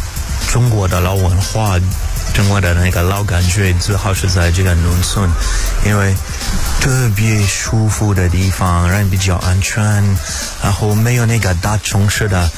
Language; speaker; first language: Chinese; non-native, fluent; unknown